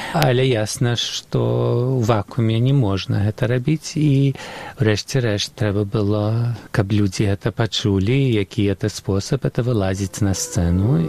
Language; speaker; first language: Belarusian; early bilingual, heritage; Belarusian